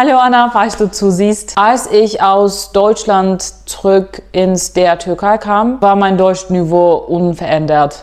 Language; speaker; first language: German; non-native, fluent; Turkish